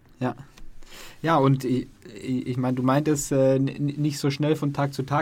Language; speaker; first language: German; native; German